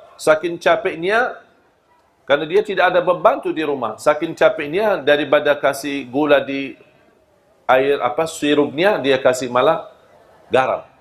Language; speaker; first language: Malay; non-native, fluent; Arabic